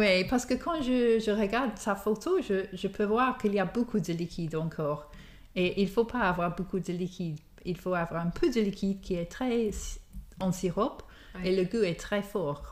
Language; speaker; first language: French; non-native, fluent; English